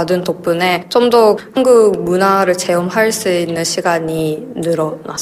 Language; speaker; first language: Korean; non-native, fluent; Japanese